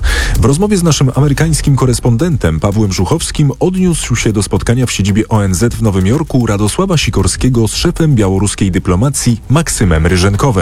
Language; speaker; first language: Polish; native; Polish